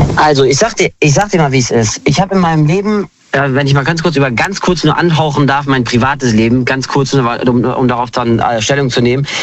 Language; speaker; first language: German; early bilingual, other home language; Kurdish